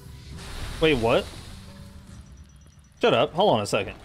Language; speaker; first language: English; native; English